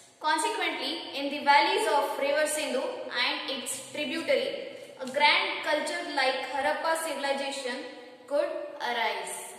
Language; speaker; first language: English; non-native, local second language; Kannada